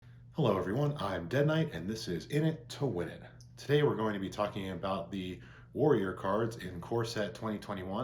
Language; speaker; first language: English; native; English